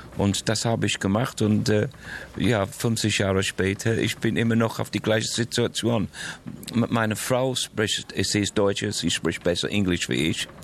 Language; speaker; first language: German; non-native, fluent; English